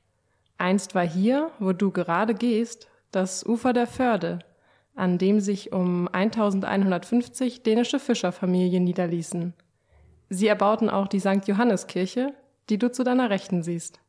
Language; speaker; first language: German; native; German